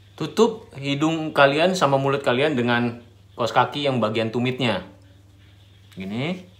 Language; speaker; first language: Indonesian; native; Indonesian